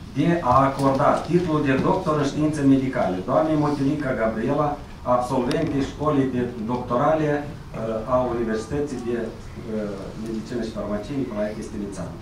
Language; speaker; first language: Romanian; native; Romanian